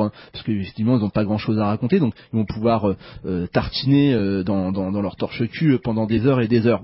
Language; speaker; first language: French; native; French